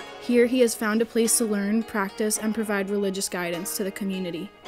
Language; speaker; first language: English; native; English